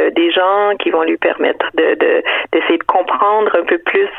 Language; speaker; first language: French; native; French